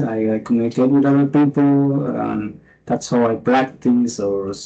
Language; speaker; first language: English; non-native, fluent; Spanish